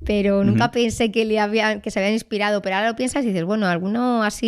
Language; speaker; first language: Spanish; native; Spanish